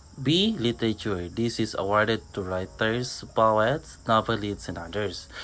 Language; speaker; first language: English; non-native, local second language; Filipino